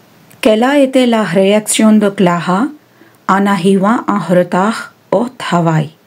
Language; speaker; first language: French; non-native, fluent; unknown